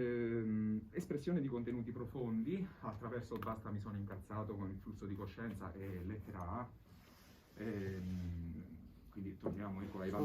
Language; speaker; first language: Italian; native; Italian